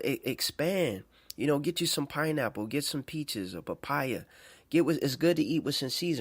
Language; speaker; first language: English; native; English